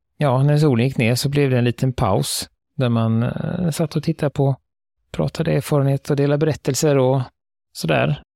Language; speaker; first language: Swedish; native; Swedish